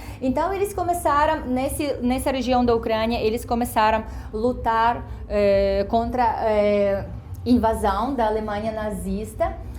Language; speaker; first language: Portuguese; non-native, fluent; Ukrainian